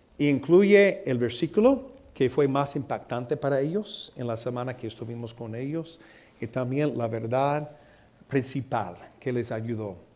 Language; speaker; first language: Spanish; non-native, fluent; English